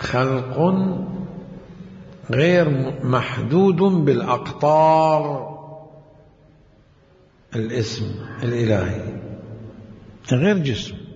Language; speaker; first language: Arabic; native; Arabic